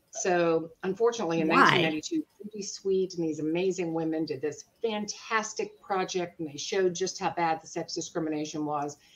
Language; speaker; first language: English; native; English